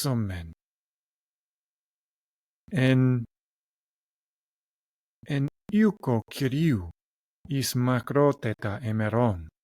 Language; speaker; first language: Greek; non-native, learner; English